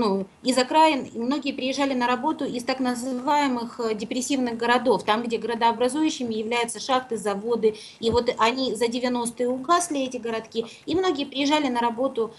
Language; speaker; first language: Russian; native; Russian